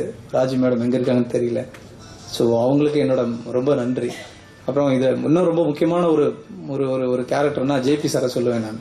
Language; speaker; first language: Tamil; native; Tamil